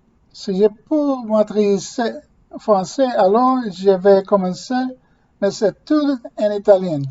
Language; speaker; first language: French; non-native, learner; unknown